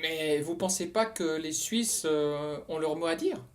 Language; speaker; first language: French; native; French